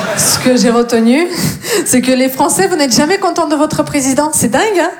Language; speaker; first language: French; non-native, fluent; Russian